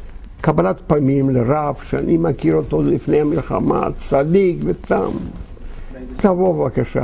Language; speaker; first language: Hebrew; non-native, fluent; Yiddish